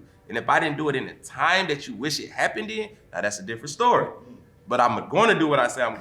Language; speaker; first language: English; native; English